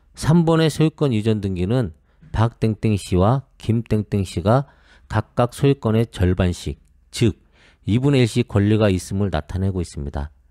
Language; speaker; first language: Korean; native; Korean